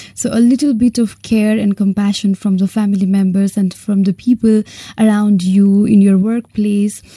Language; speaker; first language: English; non-native, local second language; Nepali